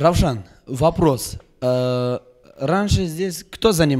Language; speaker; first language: Russian; non-native, local second language; Uzbek